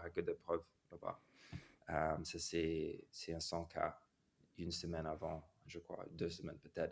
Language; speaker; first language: French; non-native, fluent; English